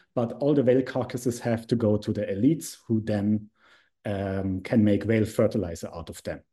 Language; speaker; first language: English; non-native, fluent; Swiss German